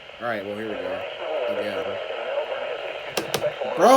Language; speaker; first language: English; native; English